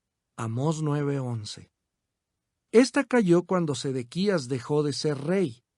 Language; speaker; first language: Spanish; native; Spanish